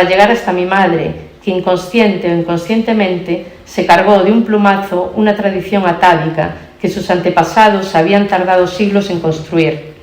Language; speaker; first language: Spanish; native; Spanish